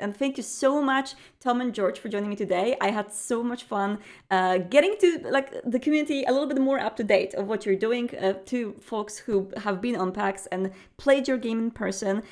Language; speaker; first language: English; non-native, fluent; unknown